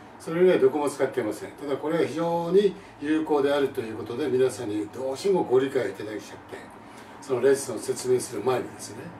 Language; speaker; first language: Japanese; native; Japanese